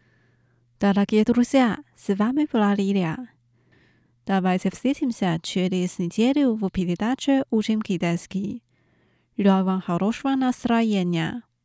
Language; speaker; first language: Russian; non-native, fluent; Chinese